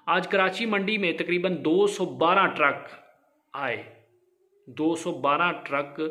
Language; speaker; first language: Urdu; non-native, local second language; Punjabi